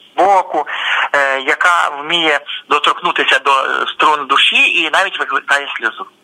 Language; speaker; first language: Ukrainian; native; Ukrainian